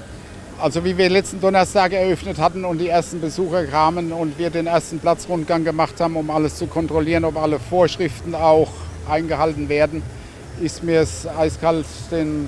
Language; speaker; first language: German; native; German